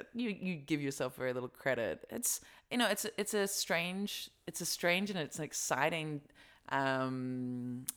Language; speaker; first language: English; native; English